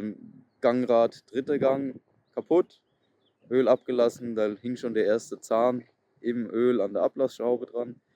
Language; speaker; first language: German; native; German